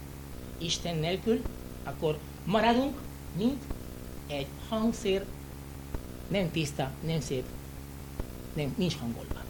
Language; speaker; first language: Hungarian; non-native, learner; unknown